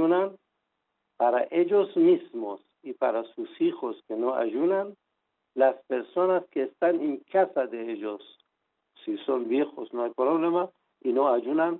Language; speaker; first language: Spanish; non-native, fluent; Persian